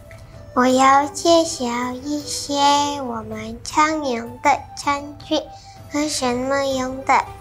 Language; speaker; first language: Chinese; non-native, learner; Indonesian